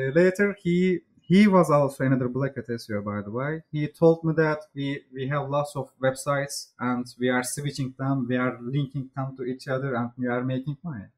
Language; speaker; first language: English; non-native, fluent; Turkish